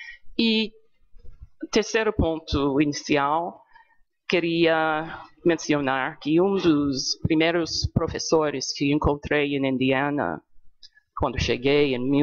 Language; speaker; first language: Portuguese; non-native, fluent; English